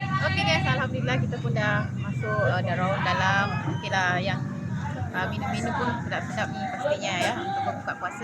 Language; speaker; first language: Malay; native; Malay